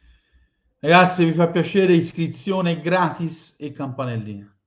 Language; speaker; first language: Italian; native; Italian